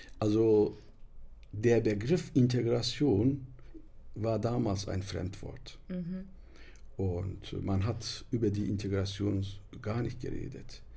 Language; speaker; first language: German; non-native, fluent; Turkish